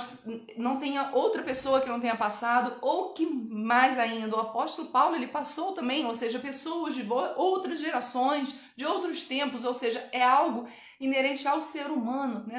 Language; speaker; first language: Portuguese; native; Portuguese